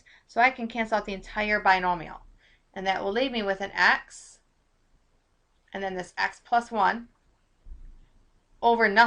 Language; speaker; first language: English; native; English